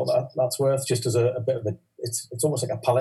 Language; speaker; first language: English; native; English